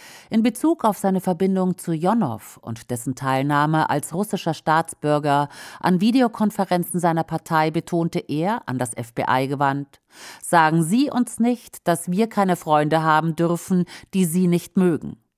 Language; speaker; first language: German; native; German